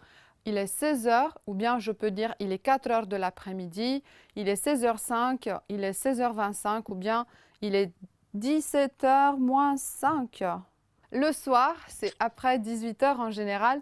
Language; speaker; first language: French; non-native, fluent; Romanian